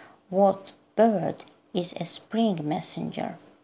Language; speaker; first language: English; non-native, fluent; Azerbaijani